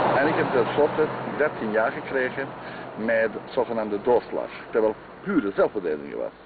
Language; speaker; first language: Dutch; non-native, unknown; Croatian